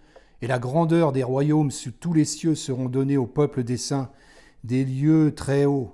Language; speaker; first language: French; native; French